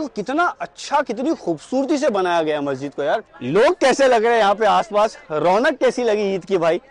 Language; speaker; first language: Hindi; non-native, local second language; Urdu